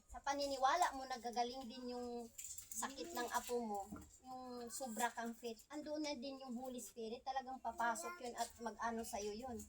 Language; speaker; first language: Filipino; non-native, local second language; Cebuano